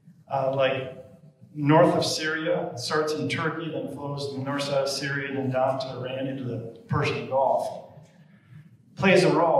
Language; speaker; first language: English; native; English